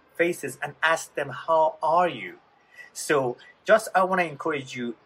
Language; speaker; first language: English; non-native, fluent; Persian